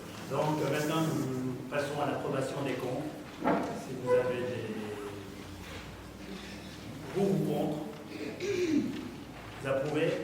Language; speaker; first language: French; native; French